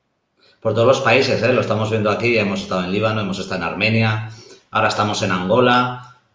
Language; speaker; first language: Spanish; native; Spanish